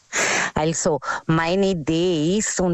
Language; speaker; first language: German; non-native, learner; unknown